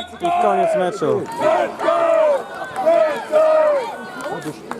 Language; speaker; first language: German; non-native, learner; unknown